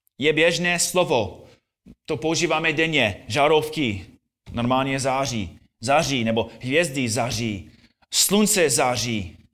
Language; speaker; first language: Czech; non-native, fluent; English